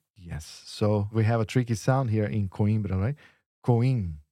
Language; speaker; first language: English; non-native, fluent; Portuguese